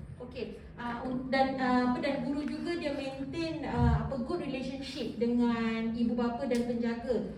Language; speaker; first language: Malay; native; Malay